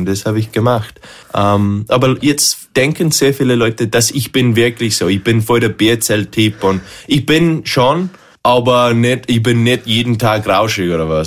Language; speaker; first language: German; non-native, fluent; English